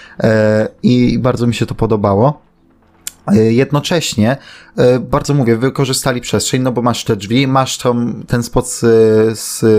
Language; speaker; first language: Polish; native; Polish